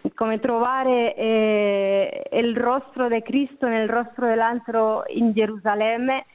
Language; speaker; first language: Italian; non-native, fluent; Spanish